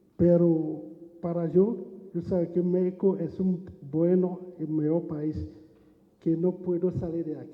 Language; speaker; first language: Spanish; non-native, learner; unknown